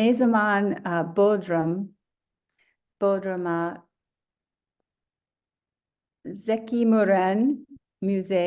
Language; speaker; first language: Turkish; non-native, learner; English